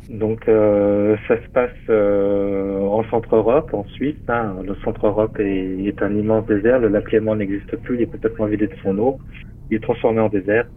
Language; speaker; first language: French; native; French